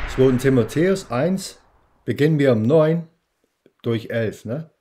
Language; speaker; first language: German; non-native, fluent; English